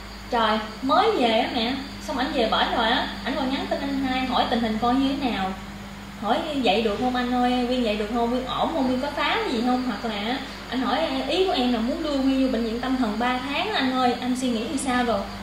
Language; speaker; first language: Vietnamese; native; Vietnamese